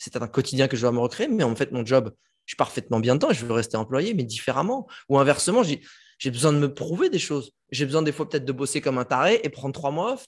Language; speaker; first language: French; native; French